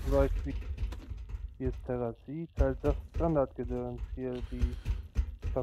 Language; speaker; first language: German; native; German